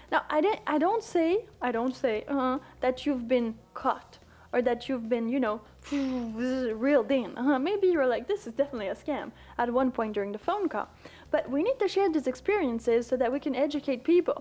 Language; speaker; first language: English; non-native, fluent; French